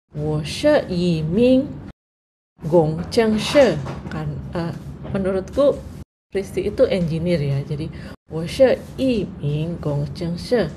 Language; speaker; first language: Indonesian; non-native, local second language; Javanese